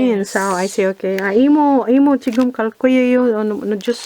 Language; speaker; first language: Korean; non-native, learner; Filipino